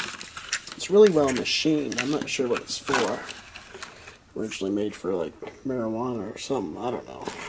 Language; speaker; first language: English; native; English